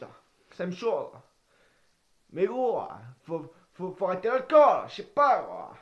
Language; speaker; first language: French; native; French